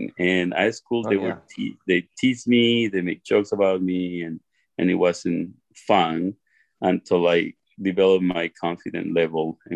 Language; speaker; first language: English; non-native, fluent; Spanish